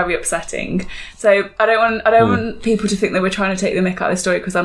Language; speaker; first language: English; native; English